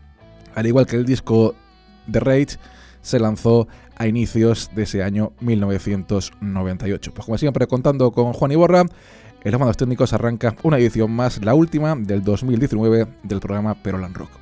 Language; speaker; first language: Spanish; native; Spanish